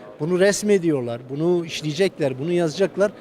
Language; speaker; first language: Turkish; native; Turkish